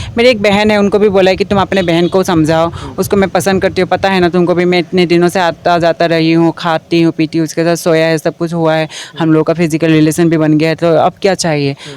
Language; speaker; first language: Hindi; non-native, local second language; Assamese